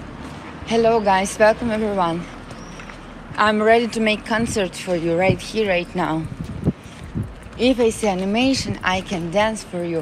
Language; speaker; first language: English; non-native, learner; Russian